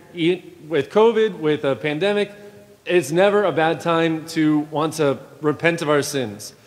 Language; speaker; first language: English; native; English